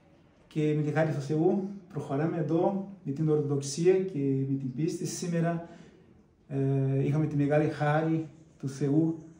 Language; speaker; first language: Greek; non-native, fluent; Portuguese